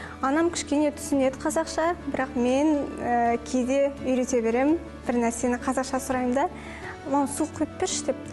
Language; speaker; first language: Kazakh; non-native, local second language; Russian